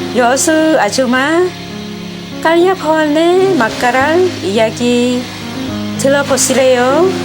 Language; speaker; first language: Korean; non-native, learner; Thai